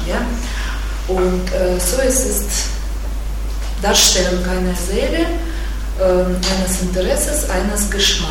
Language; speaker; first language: German; non-native, fluent; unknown